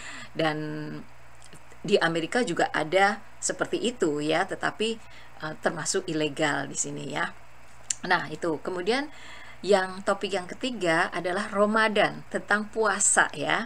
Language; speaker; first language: Indonesian; native; Indonesian